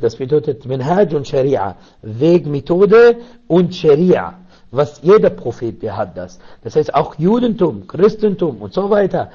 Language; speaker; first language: German; non-native, learner; Arabic